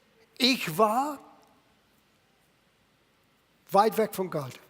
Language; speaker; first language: German; non-native, fluent; English